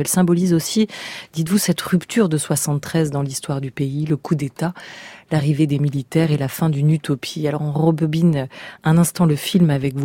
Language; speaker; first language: French; native; French